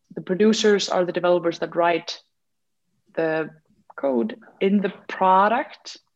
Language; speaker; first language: English; non-native, fluent; Icelandic